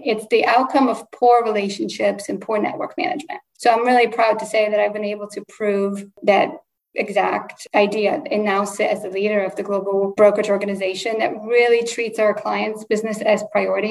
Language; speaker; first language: English; non-native, fluent; Polish